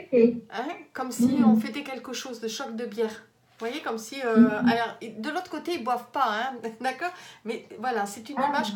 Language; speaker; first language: French; native; French